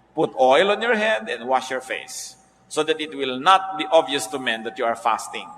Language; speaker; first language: English; non-native, local second language; Filipino